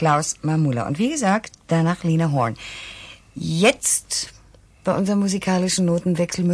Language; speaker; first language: German; native; German